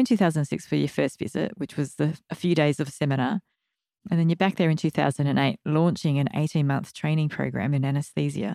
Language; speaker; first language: English; native; English